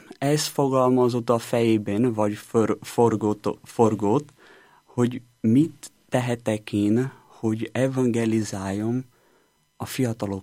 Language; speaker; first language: Hungarian; non-native, learner; Portuguese